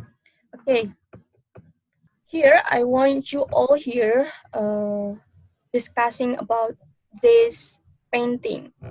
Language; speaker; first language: English; non-native, learner; Indonesian